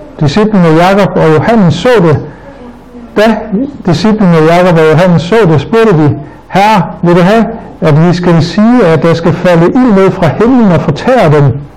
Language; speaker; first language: Danish; native; Danish